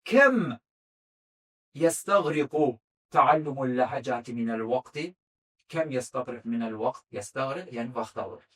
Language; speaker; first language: Arabic; non-native, fluent; Azerbaijani